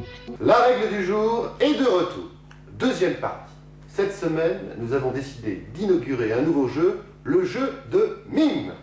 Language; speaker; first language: French; native; French